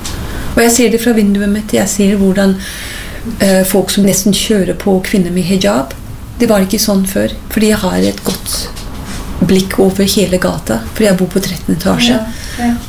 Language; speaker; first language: Norwegian; non-native, fluent; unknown